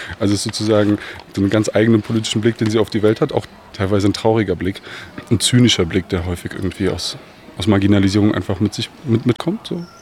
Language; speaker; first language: German; early bilingual, other home language; Bosnian